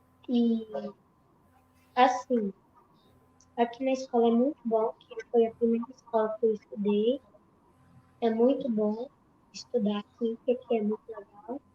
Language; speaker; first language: Portuguese; early bilingual, other home language; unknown